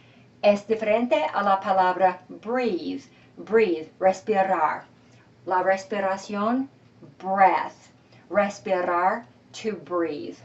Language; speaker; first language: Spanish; non-native, fluent; English